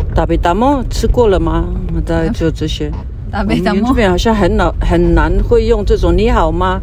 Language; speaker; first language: Chinese; non-native, local second language; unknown